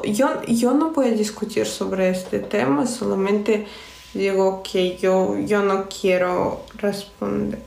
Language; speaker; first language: Spanish; non-native, fluent; Russian